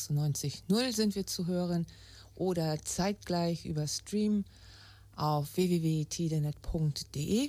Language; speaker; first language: German; native; German